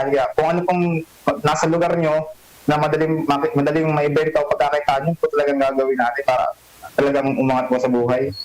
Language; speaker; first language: Filipino; native; Filipino